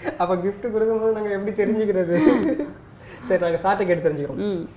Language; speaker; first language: Tamil; native; Tamil